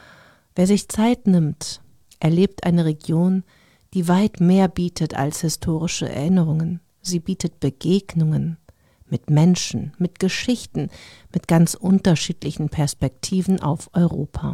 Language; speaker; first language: German; native; German